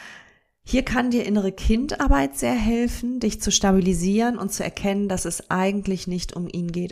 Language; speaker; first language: German; native; German